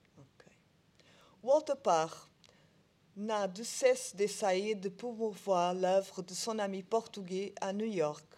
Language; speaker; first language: French; non-native, learner; Portuguese